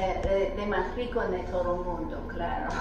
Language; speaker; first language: Spanish; non-native, learner; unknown